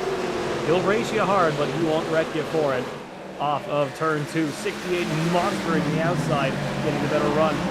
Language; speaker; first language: English; native; English